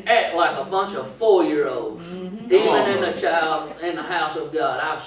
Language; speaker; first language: English; native; English